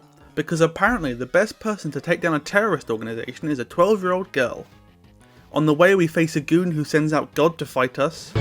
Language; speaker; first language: English; native; English